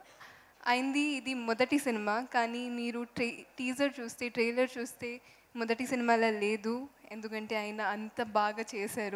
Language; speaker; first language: Telugu; non-native, fluent; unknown